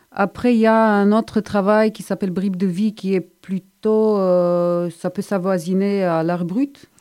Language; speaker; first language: French; non-native, fluent; Romanian